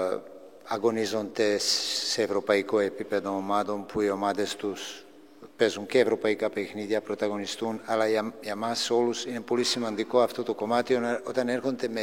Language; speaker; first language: Greek; non-native, fluent; Serbian